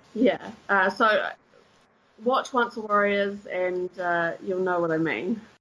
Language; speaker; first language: English; native; English